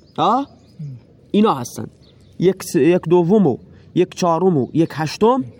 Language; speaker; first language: Persian; non-native, local second language; Baluchi